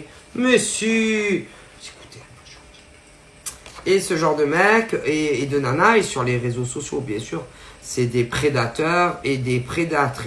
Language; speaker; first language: French; native; French